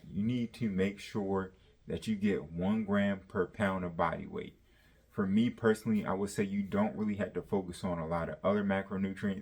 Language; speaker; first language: English; native; English